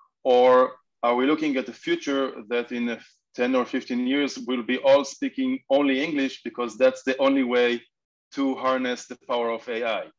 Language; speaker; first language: English; non-native, fluent; Hebrew